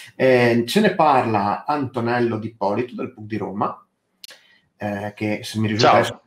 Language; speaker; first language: Italian; native; Italian